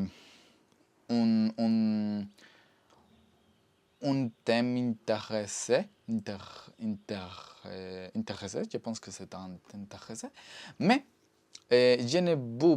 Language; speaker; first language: French; non-native, learner; Spanish